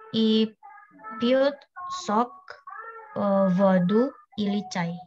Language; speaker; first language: Russian; non-native, learner; Indonesian